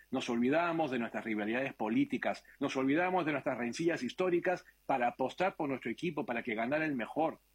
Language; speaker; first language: Spanish; native; Spanish